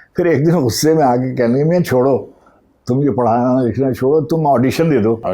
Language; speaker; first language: Urdu; native; Urdu